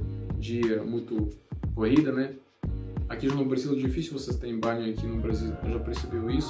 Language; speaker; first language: Portuguese; non-native, learner; Russian